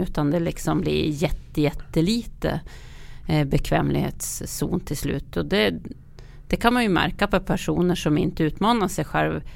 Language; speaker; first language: Swedish; native; Swedish